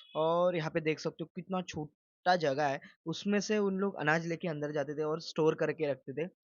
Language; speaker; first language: Hindi; non-native, local second language; Marathi